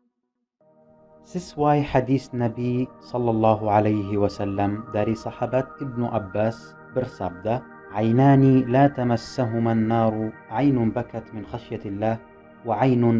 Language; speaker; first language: Indonesian; non-native, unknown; Arabic